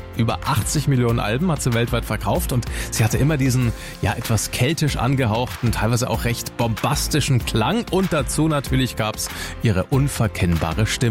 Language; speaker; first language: German; native; German